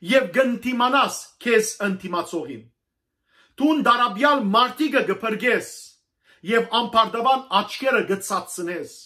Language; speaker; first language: Armenian; native; Armenian